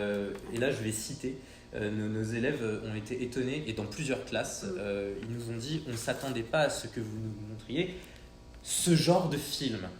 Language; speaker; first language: French; native; French